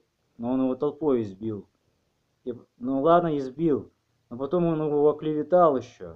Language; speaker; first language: Russian; native; Russian